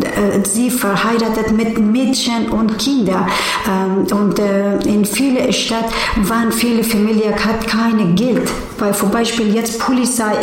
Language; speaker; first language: German; non-native, learner; Persian